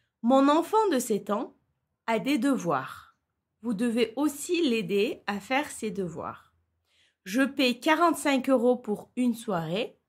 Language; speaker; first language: French; non-native, fluent; Turkish